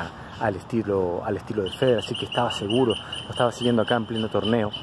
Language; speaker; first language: Spanish; native; Spanish